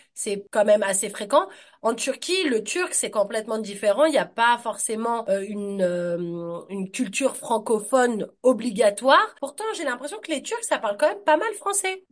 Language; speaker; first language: French; native; French